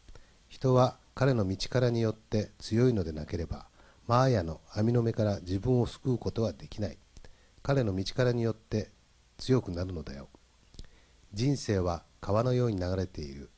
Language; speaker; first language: Japanese; native; Japanese